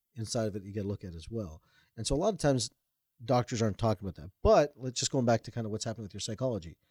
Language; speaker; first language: English; native; English